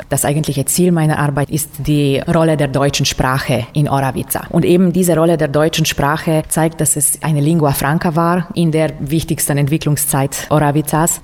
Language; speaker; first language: German; non-native, local second language; Romanian